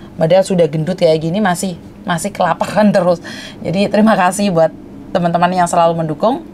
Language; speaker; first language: Indonesian; non-native, local second language; Madurese